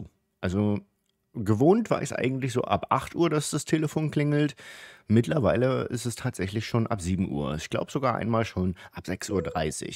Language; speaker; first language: German; native; German